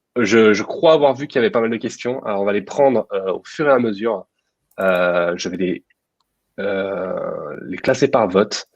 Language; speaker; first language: French; native; French